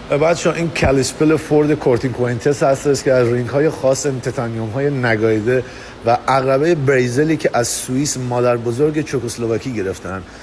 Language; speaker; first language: Persian; native; Persian